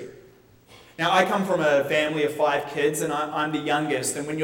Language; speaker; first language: English; native; English